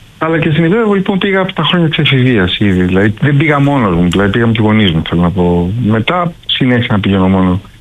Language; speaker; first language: Greek; native; Greek